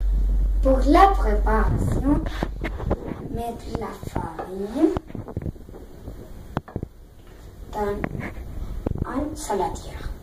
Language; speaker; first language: French; non-native, learner; Spanish